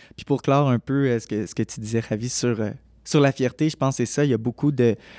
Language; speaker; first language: French; native; French